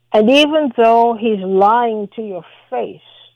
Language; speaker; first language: English; native; English